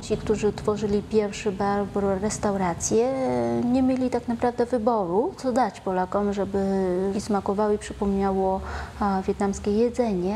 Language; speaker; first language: Polish; non-native, fluent; Vietnamese